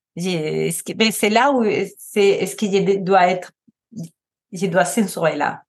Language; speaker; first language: French; non-native, fluent; Spanish